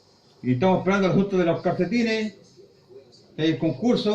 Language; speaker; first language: Spanish; native; Spanish